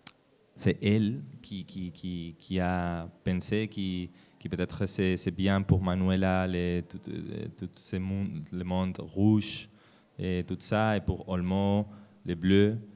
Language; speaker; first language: French; non-native, learner; Spanish